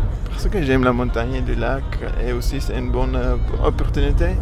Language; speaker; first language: French; non-native, learner; Afrikaans